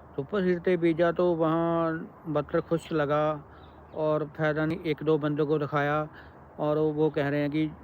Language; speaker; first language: Hindi; non-native, local second language; Punjabi